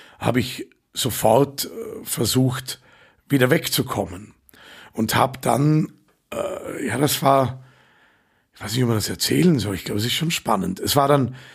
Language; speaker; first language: German; native; German